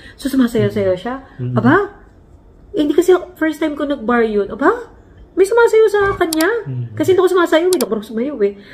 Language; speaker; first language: Filipino; native; Filipino